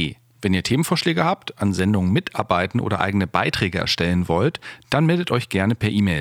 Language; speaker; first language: German; native; German